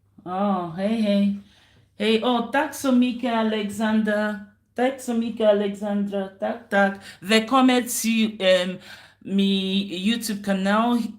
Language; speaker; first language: Swedish; non-native, learner; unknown